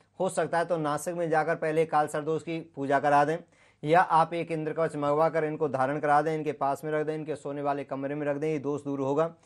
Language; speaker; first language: Hindi; native; Hindi